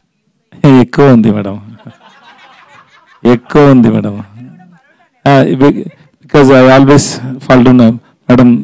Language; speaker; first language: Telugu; non-native, learner; Tamil